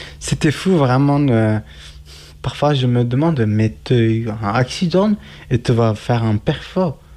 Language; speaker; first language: French; non-native, learner; Kurdish